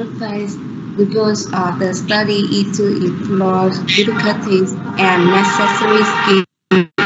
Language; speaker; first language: English; non-native, learner; Vietnamese